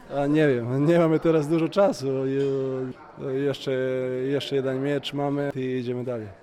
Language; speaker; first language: Polish; non-native, learner; Serbian